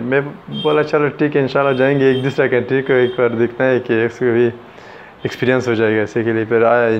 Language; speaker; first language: Hindi; non-native, fluent; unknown